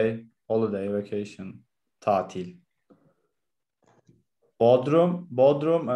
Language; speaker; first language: English; non-native, learner; Turkish